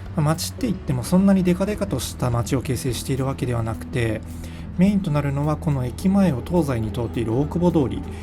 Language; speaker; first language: Japanese; native; Japanese